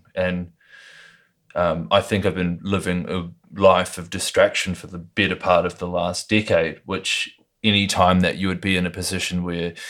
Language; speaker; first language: English; native; English